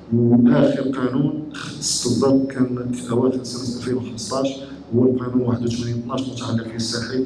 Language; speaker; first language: Arabic; native; Arabic